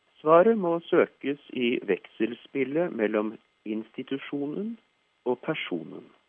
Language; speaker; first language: Norwegian; native; Norwegian